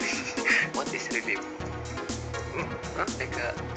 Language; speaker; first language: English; non-native, learner; Filipino